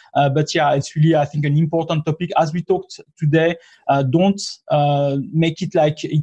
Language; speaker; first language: English; non-native, fluent; French